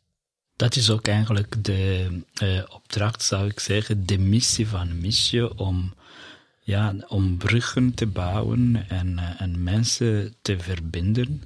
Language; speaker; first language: Dutch; non-native, fluent; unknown